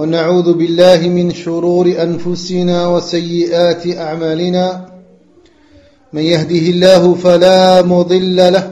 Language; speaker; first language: Arabic; non-native, fluent; French